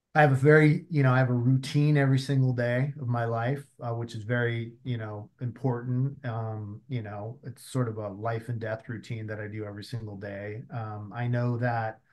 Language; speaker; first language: English; native; English